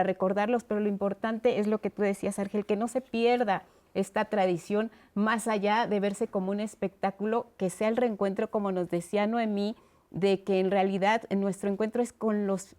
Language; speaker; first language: Spanish; native; Spanish